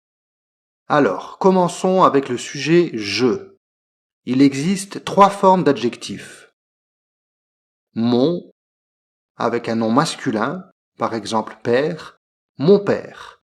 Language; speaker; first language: French; native; French